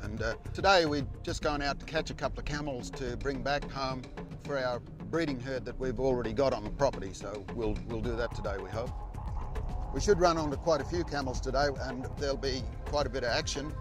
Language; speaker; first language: English; native; English